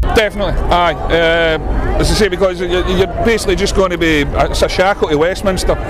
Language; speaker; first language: English; native; English